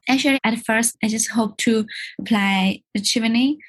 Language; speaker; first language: English; non-native, learner; Chinese